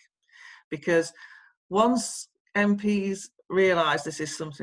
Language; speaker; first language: English; native; English